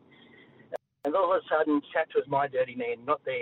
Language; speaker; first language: English; native; English